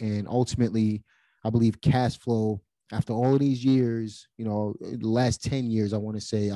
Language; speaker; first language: English; native; English